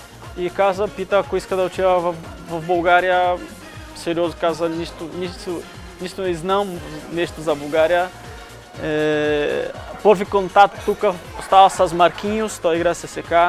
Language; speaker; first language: Bulgarian; non-native, learner; Portuguese